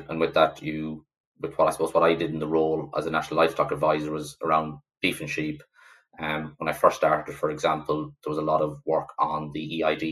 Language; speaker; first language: English; native; English